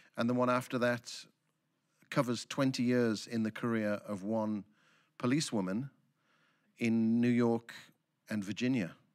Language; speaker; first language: English; native; English